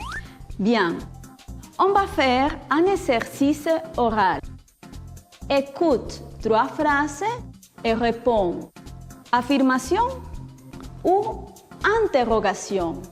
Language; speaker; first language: French; non-native, fluent; Spanish